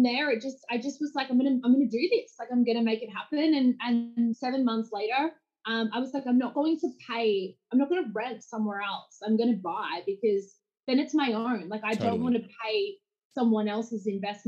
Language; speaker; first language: English; native; English